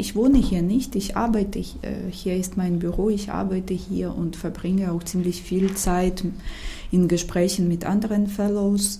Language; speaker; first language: German; non-native, fluent; Ukrainian